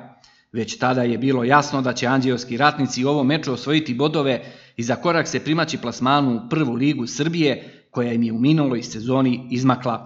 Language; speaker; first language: Serbian; native; Serbian